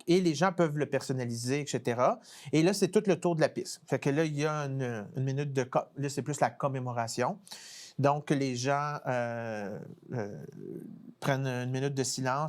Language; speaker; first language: French; native; French